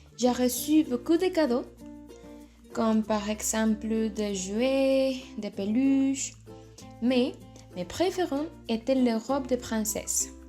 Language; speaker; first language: French; non-native, learner; Spanish